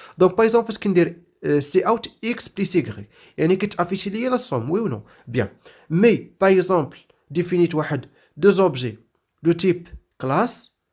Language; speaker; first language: French; non-native, local second language; Arabic